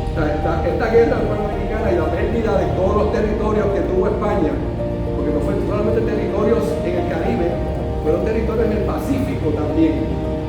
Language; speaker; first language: Spanish; early bilingual, heritage; Spanish